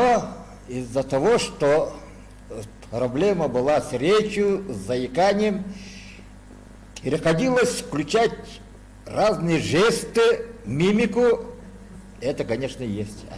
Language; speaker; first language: Russian; non-native, local second language; Yakut